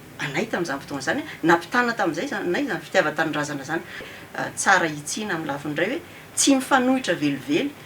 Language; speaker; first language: Malagasy; early bilingual, heritage; Malagasy